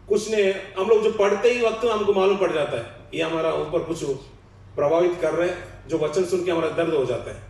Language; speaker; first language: Hindi; non-native, local second language; Telugu